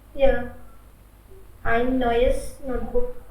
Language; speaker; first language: German; non-native, learner; Hindi